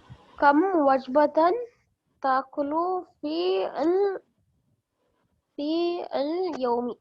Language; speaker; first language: Arabic; non-native, learner; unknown